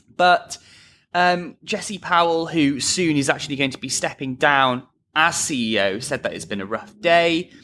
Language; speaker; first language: English; native; English